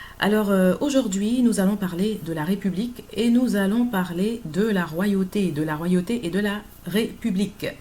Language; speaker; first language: French; native; French